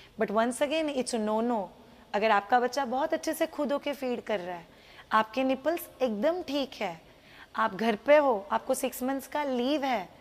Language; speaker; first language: Hindi; non-native, local second language; Marathi